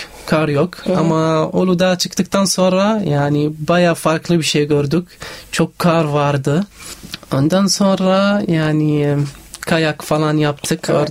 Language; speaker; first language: Turkish; non-native, fluent; Arabic